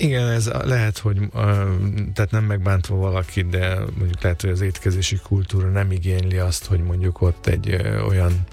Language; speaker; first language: Hungarian; native; Hungarian